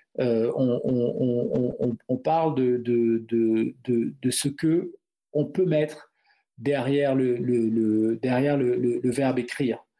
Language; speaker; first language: French; non-native, local second language; Duala